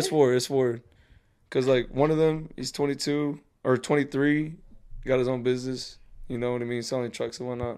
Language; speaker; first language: English; early bilingual, other home language; Spanish